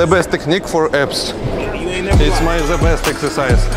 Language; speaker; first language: English; non-native, learner; Russian